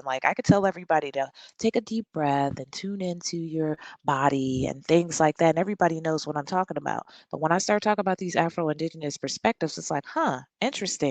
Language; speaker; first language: English; native; English